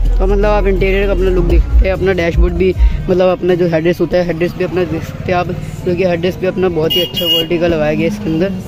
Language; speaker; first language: Hindi; native; Hindi